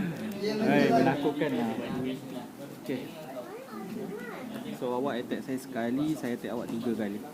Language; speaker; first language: Malay; native; Malay